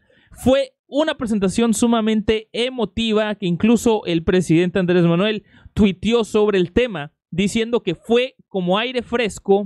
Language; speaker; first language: Spanish; native; Spanish